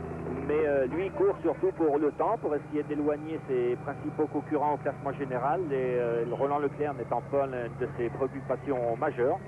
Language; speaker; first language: French; native; French